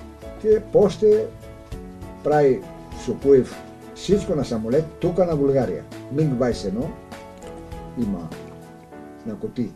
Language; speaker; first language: Bulgarian; non-native, learner; Greek